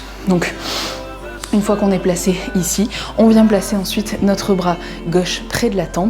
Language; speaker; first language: French; native; French